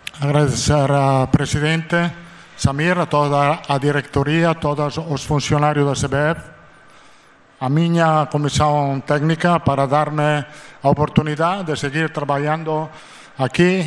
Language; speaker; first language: Portuguese; non-native, fluent; Italian